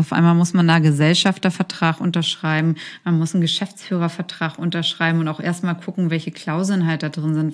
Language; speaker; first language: German; native; German